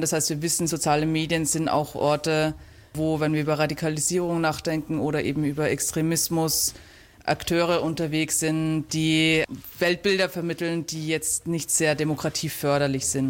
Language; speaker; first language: German; native; German